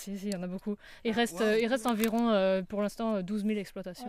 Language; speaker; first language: French; native; French